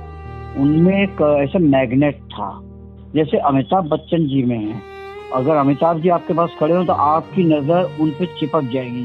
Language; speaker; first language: Hindi; native; Hindi